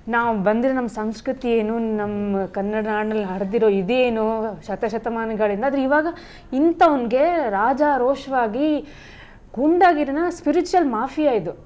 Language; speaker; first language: Kannada; native; Kannada